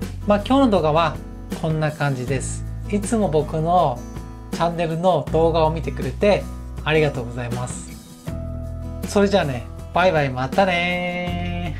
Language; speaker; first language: Japanese; native; Japanese